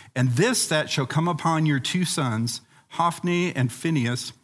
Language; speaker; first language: English; native; English